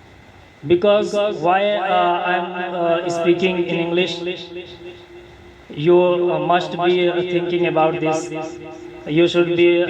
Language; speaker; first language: English; non-native, learner; Urdu